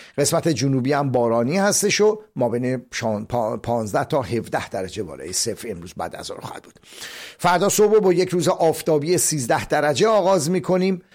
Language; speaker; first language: Persian; native; Persian